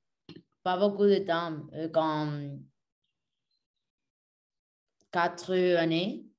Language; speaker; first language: French; non-native, learner; Spanish